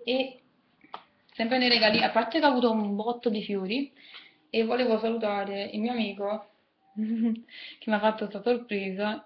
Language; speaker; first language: Italian; native; Italian